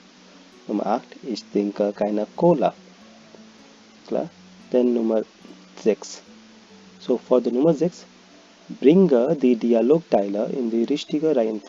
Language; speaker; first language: German; non-native, fluent; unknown